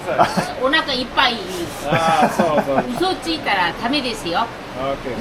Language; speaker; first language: Japanese; non-native, learner; Korean